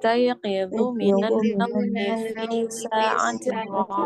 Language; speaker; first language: Arabic; non-native, learner; Indonesian